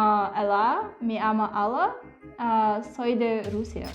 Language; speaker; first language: Spanish; non-native, learner; Russian